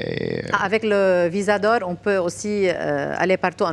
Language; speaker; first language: French; non-native, local second language; Arabic